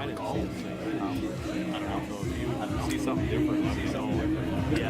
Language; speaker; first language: English; native; English